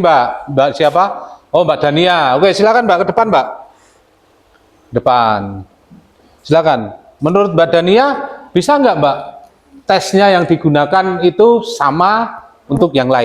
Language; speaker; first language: Indonesian; native; Indonesian